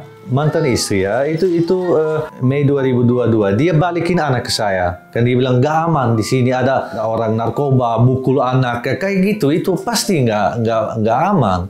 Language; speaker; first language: Indonesian; non-native, learner; Dutch